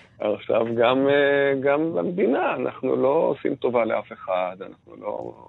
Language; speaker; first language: Hebrew; native; Hebrew